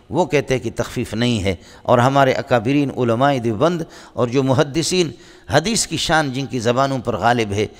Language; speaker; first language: Urdu; non-native, local second language; Brahui